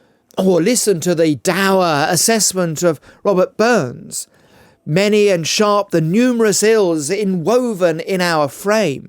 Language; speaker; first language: English; native; English